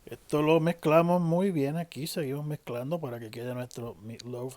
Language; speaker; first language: Spanish; native; Spanish